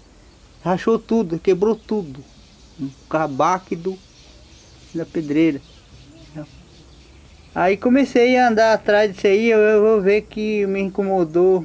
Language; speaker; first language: Portuguese; non-native, local second language; Guarani